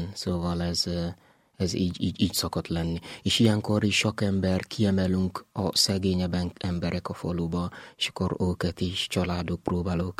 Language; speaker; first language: Hungarian; non-native, learner; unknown